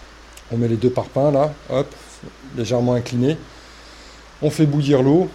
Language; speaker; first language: French; native; French